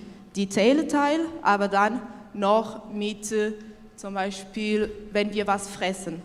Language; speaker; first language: German; non-native, local second language; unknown